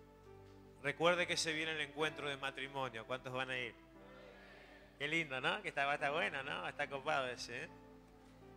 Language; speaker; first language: Spanish; native; Spanish